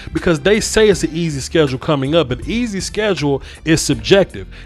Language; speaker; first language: English; native; English